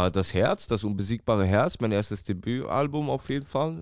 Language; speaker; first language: German; early bilingual, other home language; Romanian